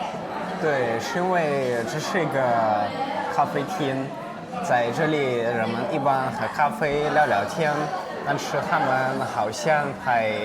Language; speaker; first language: Chinese; non-native, learner; Russian